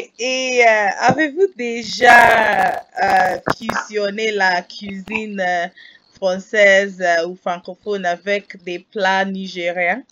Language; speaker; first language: French; non-native, fluent; English